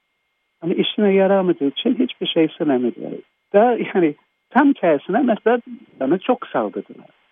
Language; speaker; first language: Turkish; non-native, fluent; English